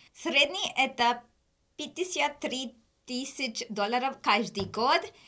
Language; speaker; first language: Russian; non-native, learner; English